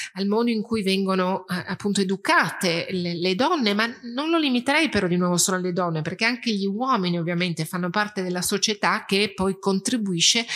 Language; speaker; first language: Italian; non-native, fluent; Persian